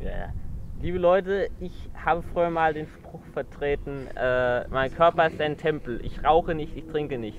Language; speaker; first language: German; native; German